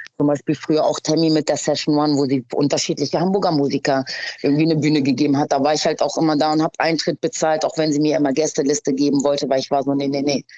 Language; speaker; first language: German; early bilingual, other home language; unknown